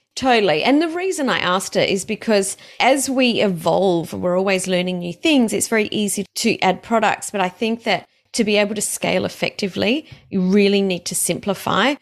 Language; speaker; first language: English; native; English